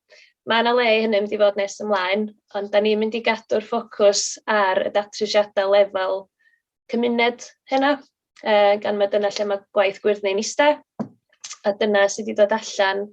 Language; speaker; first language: Welsh; native; Welsh